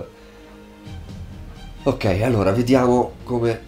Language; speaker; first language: Italian; native; Italian